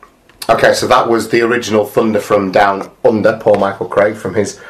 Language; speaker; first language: English; native; English